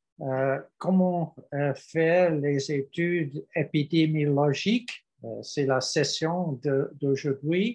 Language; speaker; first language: French; non-native, learner; English